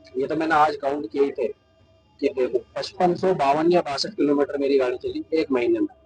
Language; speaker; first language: Hindi; native; Hindi